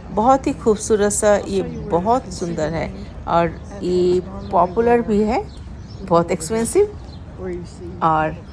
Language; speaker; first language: Hindi; non-native, local second language; Bangla